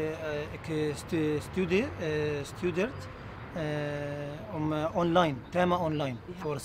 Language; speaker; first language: Dutch; non-native, learner; Arabic